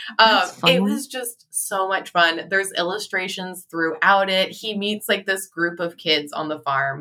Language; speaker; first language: English; native; English